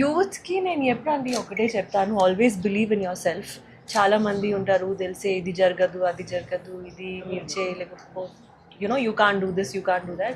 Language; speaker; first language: Telugu; non-native, fluent; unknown